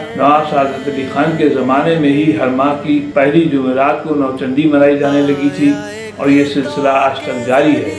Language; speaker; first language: Urdu; native; Urdu